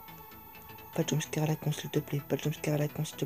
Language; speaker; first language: French; native; French